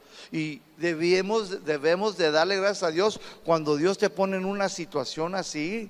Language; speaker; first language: Spanish; native; Spanish